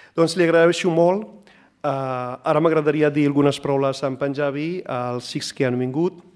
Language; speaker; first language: Catalan; non-native, fluent; Punjabi